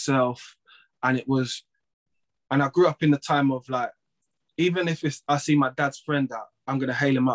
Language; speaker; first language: English; native; English